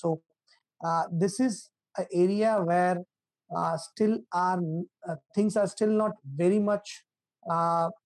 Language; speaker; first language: English; non-native, local second language; Bangla